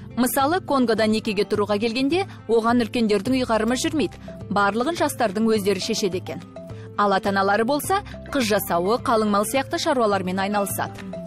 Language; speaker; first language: Kazakh; non-native, local second language; Russian